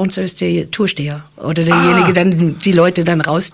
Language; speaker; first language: German; non-native, fluent; English